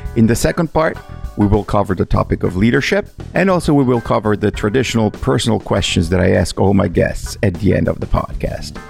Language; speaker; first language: English; non-native, fluent; Italian